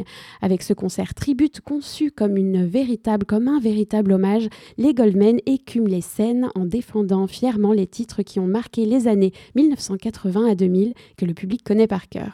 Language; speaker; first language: French; native; French